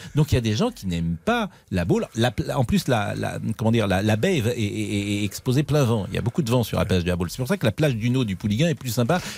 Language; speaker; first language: French; native; French